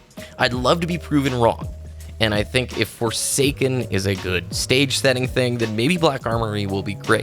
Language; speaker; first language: English; native; English